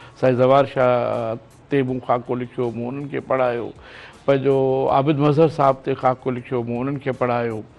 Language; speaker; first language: Sindhi; native; Sindhi